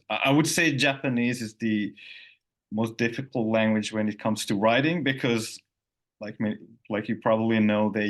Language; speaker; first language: English; non-native, fluent; Finnish